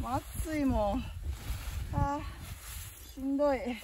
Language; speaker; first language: Japanese; native; Japanese